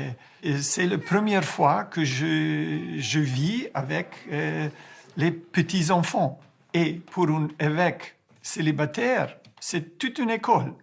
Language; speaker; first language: French; non-native, fluent; Ukrainian